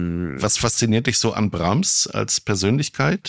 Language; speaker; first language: German; native; German